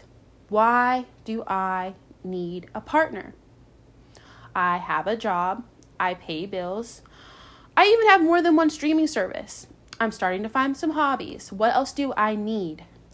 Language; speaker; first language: English; native; English